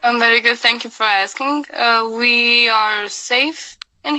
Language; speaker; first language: English; non-native, learner; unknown